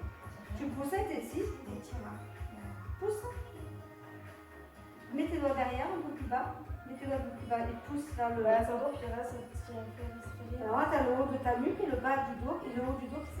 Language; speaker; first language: French; native; French